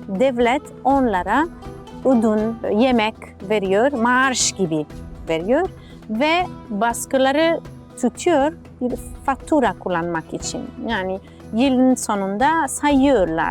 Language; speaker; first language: Turkish; non-native, learner; Italian